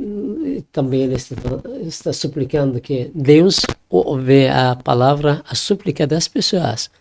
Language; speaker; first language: Portuguese; non-native, learner; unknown